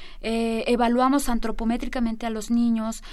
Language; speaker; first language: Spanish; native; Spanish